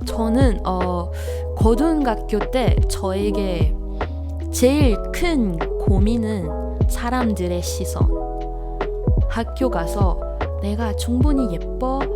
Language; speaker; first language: Korean; non-native, learner; Malagasy